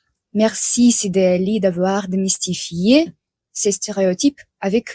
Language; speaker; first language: French; non-native, fluent; Russian